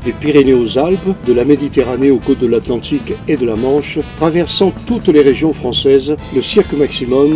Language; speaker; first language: French; native; French